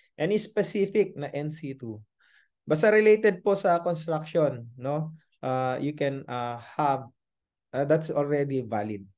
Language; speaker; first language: Filipino; non-native, local second language; Iloko